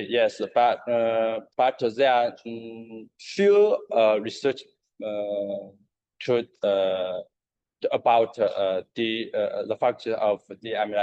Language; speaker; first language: English; non-native, learner; Chinese